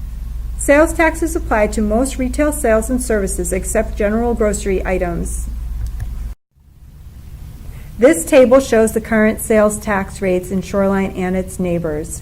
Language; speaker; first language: English; native; English